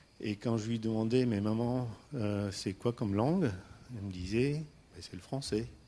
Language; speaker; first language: French; non-native, fluent; Armenian